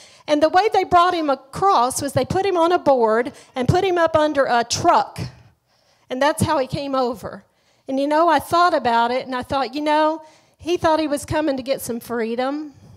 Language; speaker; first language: English; native; English